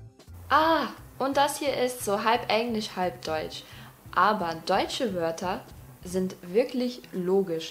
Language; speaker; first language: German; non-native, fluent; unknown